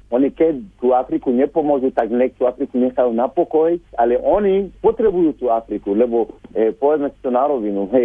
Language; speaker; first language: Slovak; non-native, fluent; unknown